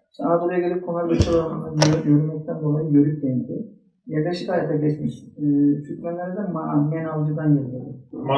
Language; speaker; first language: Turkish; native; Turkish